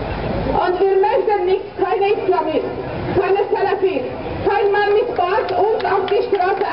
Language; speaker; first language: German; non-native, fluent; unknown